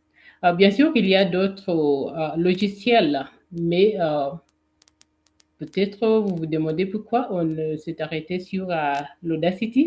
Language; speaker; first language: French; non-native, fluent; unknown